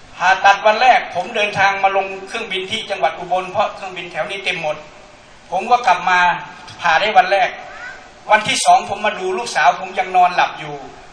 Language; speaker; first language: Thai; native; Thai